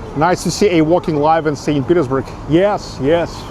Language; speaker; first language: English; non-native, fluent; Russian